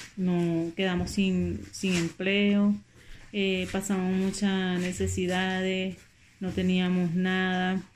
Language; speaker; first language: Spanish; native; Spanish